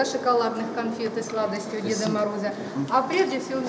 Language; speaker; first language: Russian; native; Russian